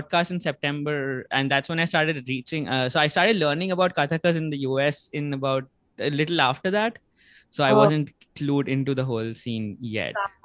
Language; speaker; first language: English; non-native, local second language; Bangla